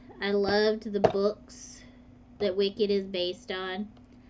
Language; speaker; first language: English; native; English